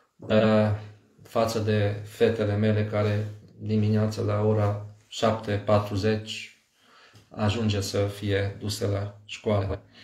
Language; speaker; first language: Romanian; non-native, local second language; Hungarian